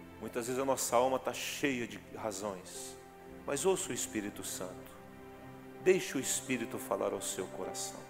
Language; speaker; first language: Portuguese; native; Portuguese